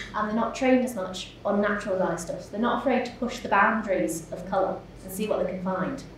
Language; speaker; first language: English; native; English